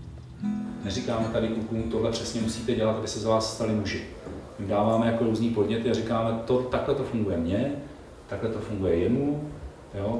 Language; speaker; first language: Czech; native; Czech